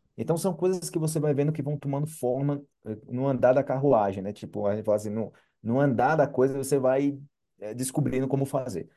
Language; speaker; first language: Portuguese; native; Portuguese